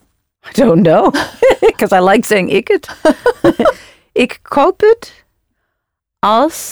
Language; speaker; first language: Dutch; non-native, learner; English